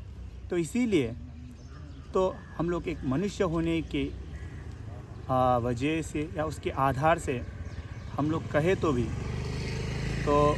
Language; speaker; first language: Hindi; non-native, local second language; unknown